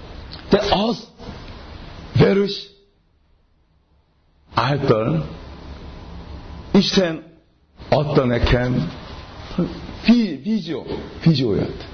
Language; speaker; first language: Hungarian; non-native, learner; Korean